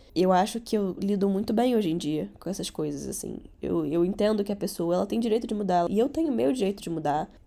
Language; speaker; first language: Portuguese; early bilingual, other home language; Catalan